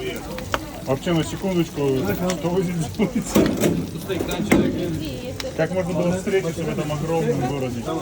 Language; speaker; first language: Russian; native; Russian